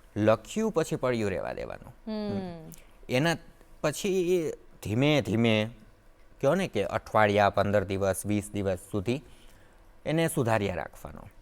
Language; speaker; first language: Gujarati; native; Gujarati